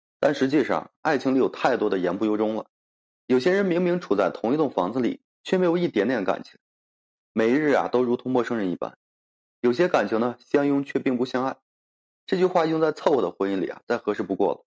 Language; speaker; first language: Chinese; native; Chinese